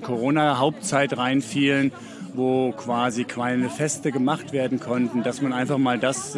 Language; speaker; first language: German; native; German